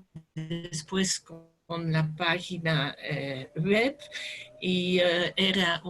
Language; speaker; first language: Spanish; non-native, fluent; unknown